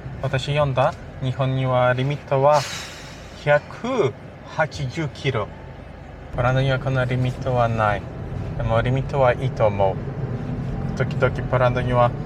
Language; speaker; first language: Japanese; non-native, learner; Polish